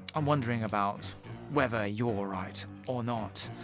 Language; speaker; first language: English; early bilingual, heritage; English